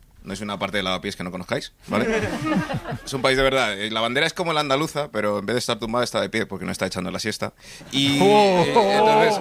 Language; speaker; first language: Spanish; early bilingual, other home language; English